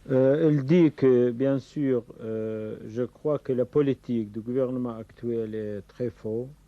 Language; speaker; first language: French; non-native, fluent; Kurdish